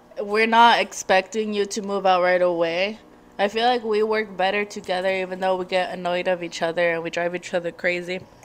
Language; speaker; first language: English; early bilingual, other home language; Spanish